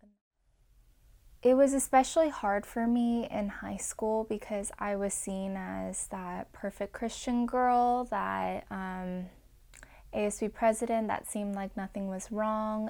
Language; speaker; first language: English; native; English